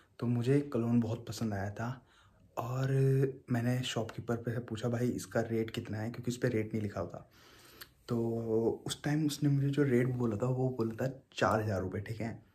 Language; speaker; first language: Hindi; native; Hindi